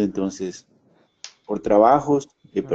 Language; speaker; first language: Spanish; native; Spanish